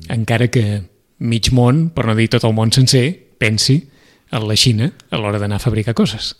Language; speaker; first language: Catalan; native; Catalan